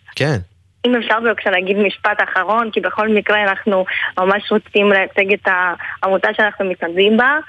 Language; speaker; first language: Hebrew; non-native, fluent; Ukrainian